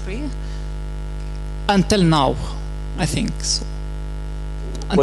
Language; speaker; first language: English; non-native, learner; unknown